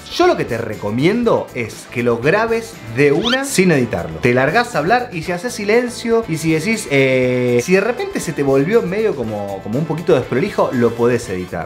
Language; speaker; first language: Spanish; native; Spanish